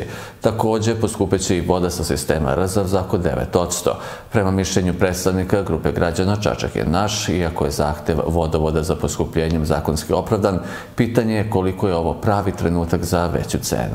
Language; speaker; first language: Serbian; native; Serbian